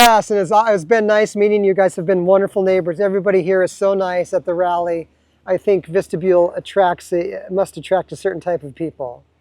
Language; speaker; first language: English; native; English